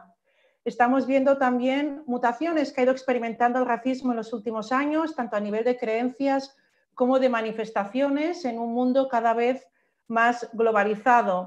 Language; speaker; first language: Spanish; native; Spanish